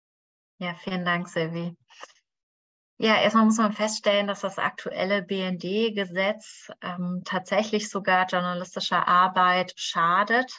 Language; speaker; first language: German; native; German